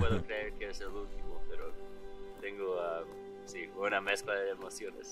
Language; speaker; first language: Spanish; early bilingual, heritage; English